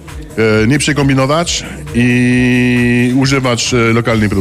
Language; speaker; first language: Polish; non-native, fluent; Spanish